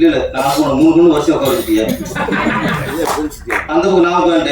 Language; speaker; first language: Tamil; native; Tamil